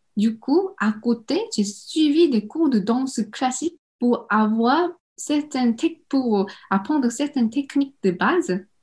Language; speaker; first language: French; non-native, fluent; Korean